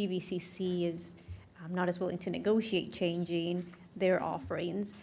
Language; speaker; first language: English; native; English